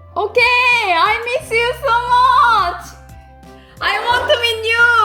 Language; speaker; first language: English; non-native, learner; Korean